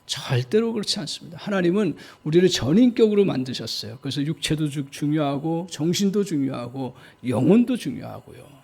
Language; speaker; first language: Korean; native; Korean